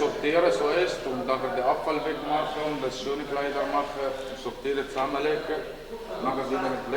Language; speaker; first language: German; non-native, learner; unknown